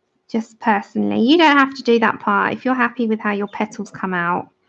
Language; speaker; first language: English; native; English